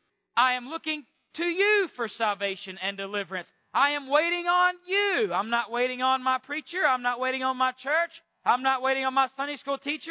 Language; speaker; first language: English; native; English